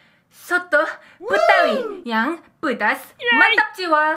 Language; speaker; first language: Indonesian; non-native, fluent; Korean